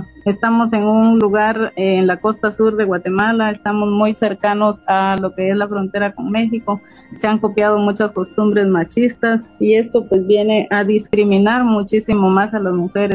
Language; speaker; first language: Spanish; native; Spanish